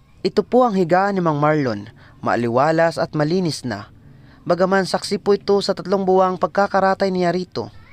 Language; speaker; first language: Filipino; non-native, local second language; Waray